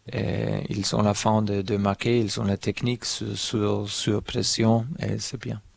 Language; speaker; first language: French; non-native, learner; German